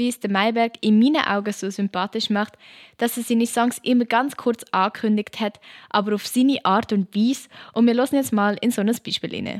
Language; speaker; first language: German; native; German